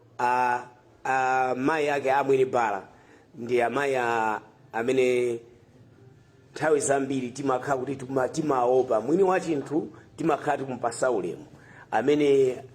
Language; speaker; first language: Nyanja; non-native, local second language; Tumbuka